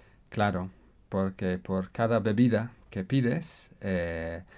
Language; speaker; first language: Spanish; non-native, fluent; English